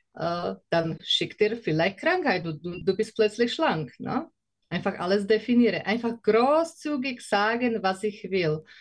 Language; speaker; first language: German; non-native, learner; Slovak